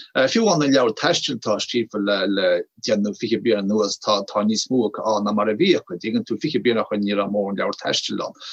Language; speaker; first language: Irish; native; Irish